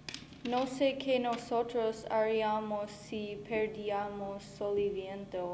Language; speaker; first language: Spanish; non-native, learner; English